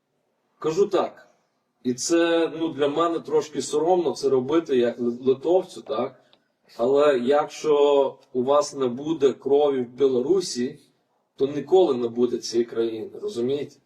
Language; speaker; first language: Ukrainian; non-native, fluent; Lithuanian